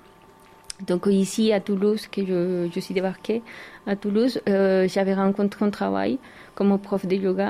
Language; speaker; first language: French; non-native, fluent; Spanish